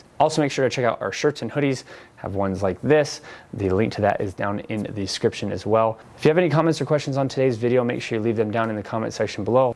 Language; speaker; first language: English; native; English